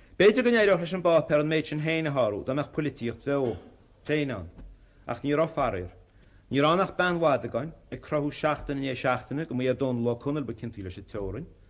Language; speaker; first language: Irish; native; Irish